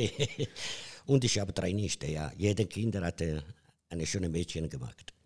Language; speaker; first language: German; non-native, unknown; Italian